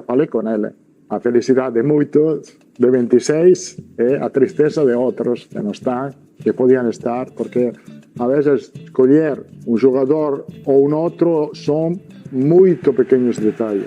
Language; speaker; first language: Portuguese; non-native, learner; Italian